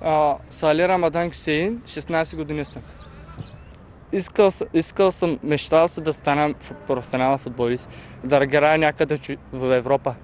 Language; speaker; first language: Bulgarian; non-native, local second language; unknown